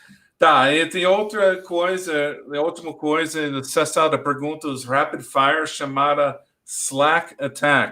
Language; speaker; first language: Portuguese; non-native, learner; English